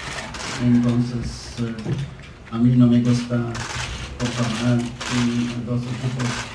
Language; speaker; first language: Spanish; non-native, fluent; German